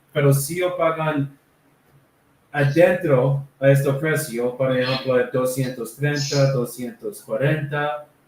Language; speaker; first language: Spanish; non-native, learner; English